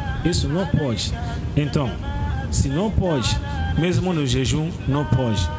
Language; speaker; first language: Portuguese; non-native, learner; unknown